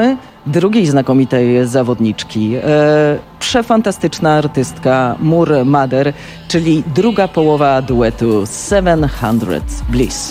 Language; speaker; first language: Polish; native; Polish